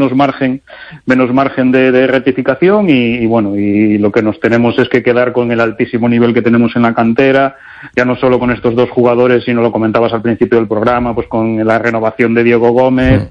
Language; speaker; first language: Spanish; native; Spanish